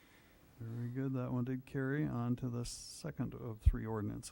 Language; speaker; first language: English; native; English